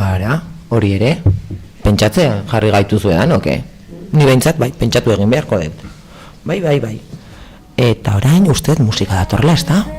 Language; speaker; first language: Basque; native; Basque